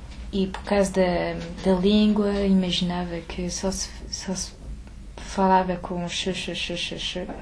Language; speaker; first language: Portuguese; early bilingual, heritage; French